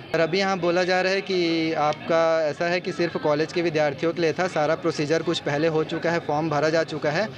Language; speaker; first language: Hindi; native; Hindi